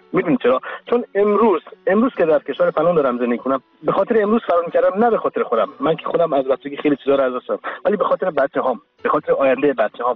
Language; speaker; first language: Persian; non-native, local second language; Kurdish